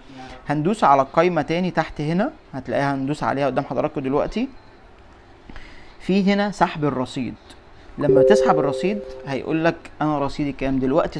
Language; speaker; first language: Arabic; native; Arabic